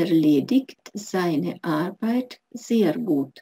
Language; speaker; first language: German; non-native, fluent; Russian